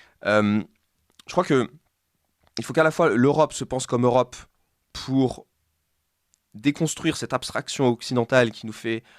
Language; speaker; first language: French; native; French